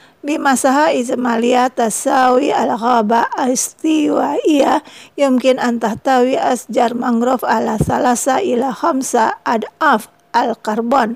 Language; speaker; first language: Arabic; non-native, fluent; Indonesian